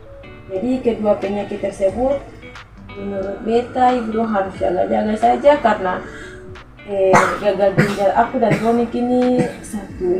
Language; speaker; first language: Indonesian; non-native, local second language; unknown